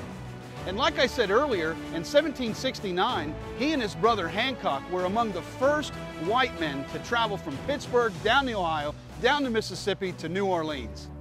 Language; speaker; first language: English; native; English